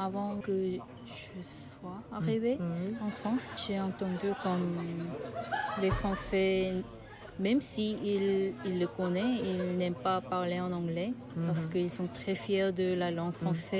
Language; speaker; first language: French; non-native, learner; Korean